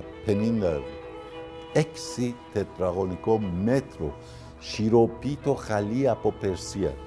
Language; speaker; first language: Greek; non-native, learner; Persian